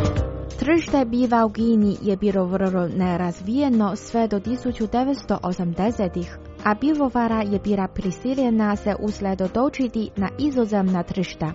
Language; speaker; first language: Croatian; non-native, fluent; Chinese